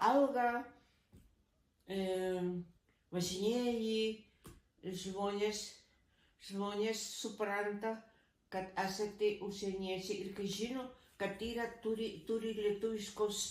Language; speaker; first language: Lithuanian; early bilingual, heritage; Lithuanian